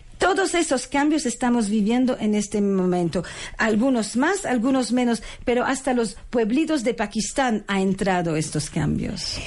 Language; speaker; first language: Spanish; non-native, fluent; French